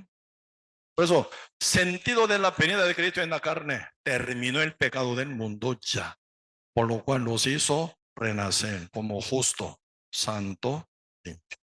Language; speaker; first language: Spanish; non-native, learner; Korean